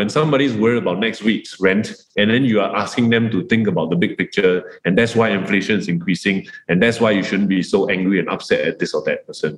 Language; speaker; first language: English; non-native, local second language; Chinese